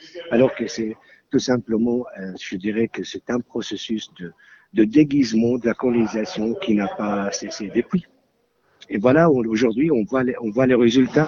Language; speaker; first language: French; non-native, fluent; Arabic